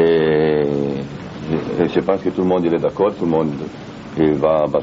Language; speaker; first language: French; non-native, learner; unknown